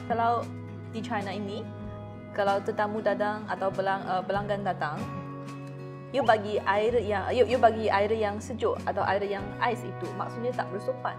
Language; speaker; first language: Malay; non-native, fluent; Chinese